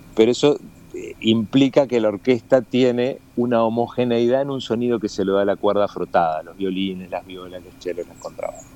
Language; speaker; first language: Spanish; native; Spanish